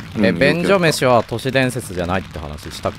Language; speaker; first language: Japanese; native; Japanese